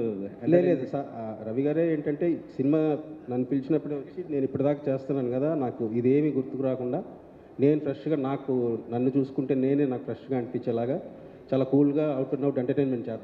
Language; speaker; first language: Telugu; native; Telugu